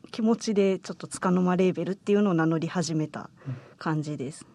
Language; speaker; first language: Japanese; native; Japanese